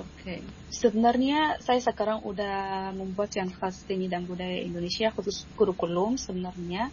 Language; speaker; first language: Indonesian; non-native, fluent; Arabic